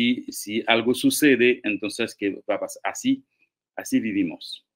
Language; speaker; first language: Spanish; non-native, fluent; Haitian Creole